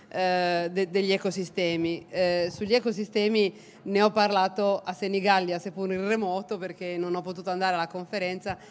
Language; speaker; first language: Italian; native; Italian